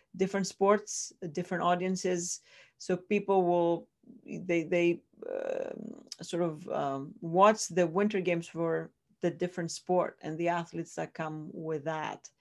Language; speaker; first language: English; non-native, fluent; Greek